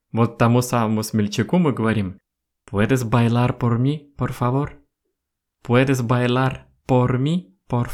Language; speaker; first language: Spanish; non-native, fluent; Russian